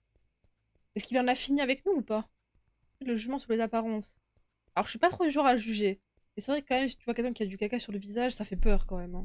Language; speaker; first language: French; native; French